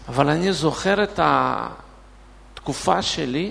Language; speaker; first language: Hebrew; non-native, fluent; Russian